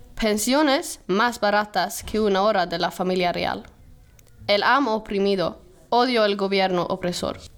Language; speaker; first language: Spanish; non-native, fluent; Swedish